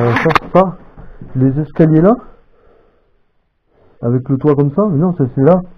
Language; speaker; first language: French; native; French